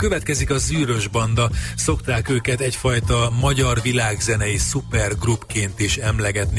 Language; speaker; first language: Hungarian; native; Hungarian